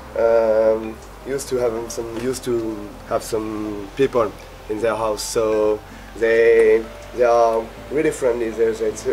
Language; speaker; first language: English; non-native, learner; French